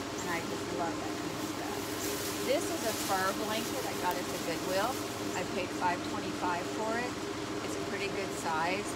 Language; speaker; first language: English; native; English